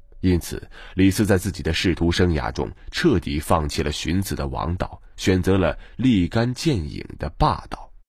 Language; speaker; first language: Chinese; native; Chinese